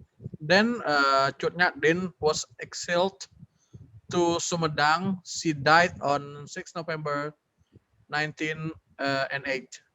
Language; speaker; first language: English; non-native, learner; Indonesian